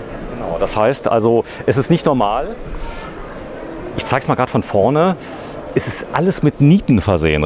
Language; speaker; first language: German; native; German